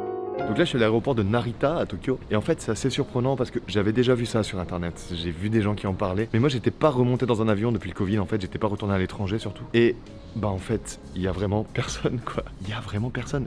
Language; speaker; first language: French; native; French